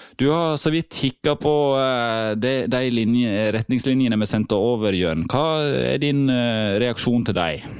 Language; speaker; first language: Norwegian; native; Norwegian